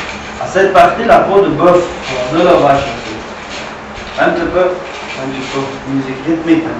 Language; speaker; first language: French; non-native, learner; Uzbek